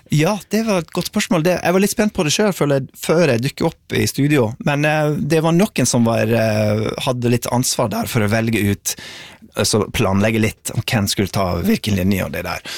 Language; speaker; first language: Norwegian; non-native, fluent; English